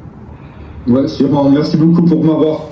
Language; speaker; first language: French; non-native, learner; English